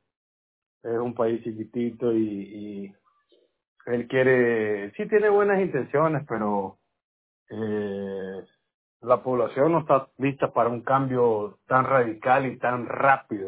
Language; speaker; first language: Spanish; native; Spanish